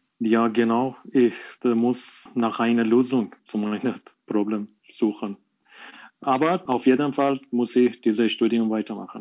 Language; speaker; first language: German; non-native, learner; Persian